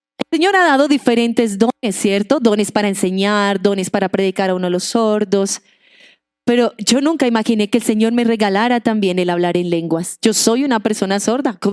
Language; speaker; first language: Spanish; non-native, local second language; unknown